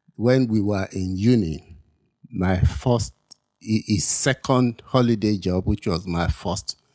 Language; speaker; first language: English; non-native, local second language; Yoruba